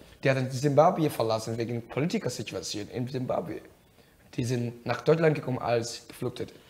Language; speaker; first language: German; non-native, fluent; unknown